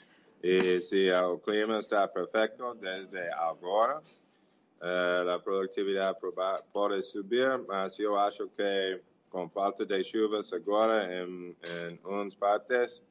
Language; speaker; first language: Portuguese; non-native, learner; English